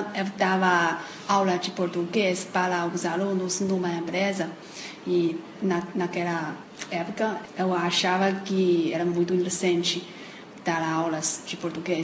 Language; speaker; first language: Portuguese; non-native, fluent; Chinese